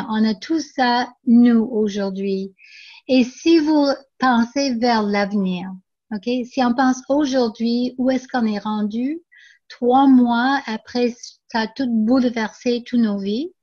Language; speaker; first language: French; non-native, local second language; English